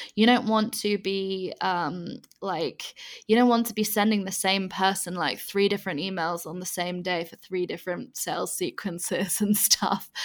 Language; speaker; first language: English; native; English